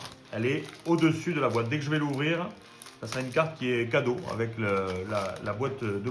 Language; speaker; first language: French; native; French